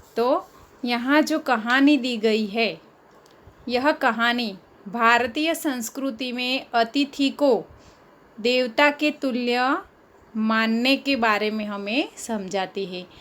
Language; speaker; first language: Hindi; non-native, local second language; Gujarati